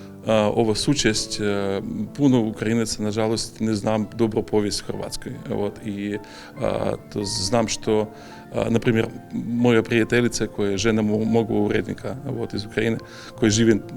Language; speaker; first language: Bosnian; non-native, learner; Ukrainian